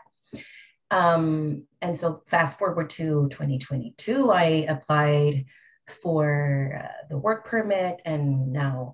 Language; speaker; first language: English; non-native, fluent; Spanish